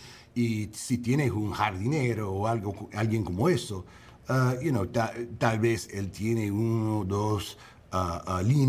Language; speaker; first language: Spanish; non-native, learner; English